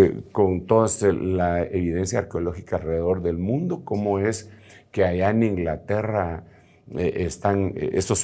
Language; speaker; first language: Spanish; native; Spanish